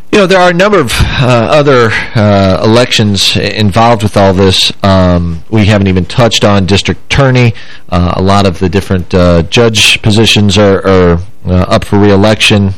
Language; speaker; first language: English; native; English